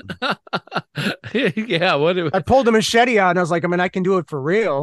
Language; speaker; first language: English; native; English